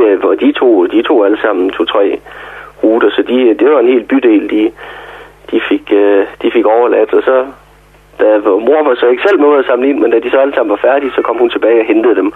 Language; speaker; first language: Danish; native; Danish